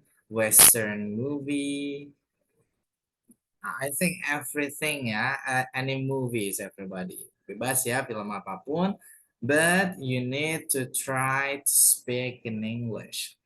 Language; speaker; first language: English; non-native, fluent; Indonesian